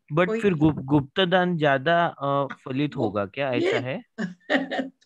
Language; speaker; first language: Hindi; non-native, local second language; Marathi